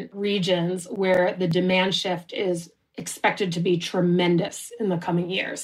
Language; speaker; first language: English; native; English